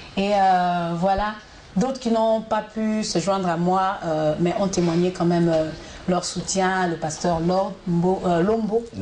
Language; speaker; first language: French; non-native, local second language; Lingala